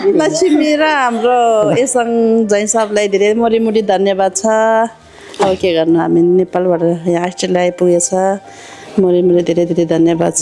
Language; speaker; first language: Nepali; non-native, local second language; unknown